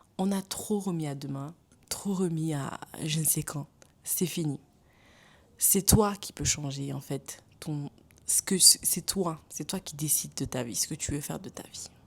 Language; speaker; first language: French; non-native, local second language; Wolof